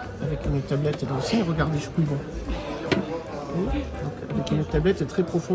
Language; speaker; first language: French; native; French